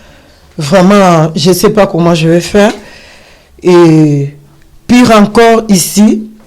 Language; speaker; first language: French; non-native, learner; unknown